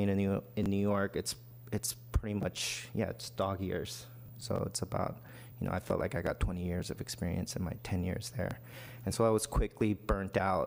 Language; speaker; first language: English; native; English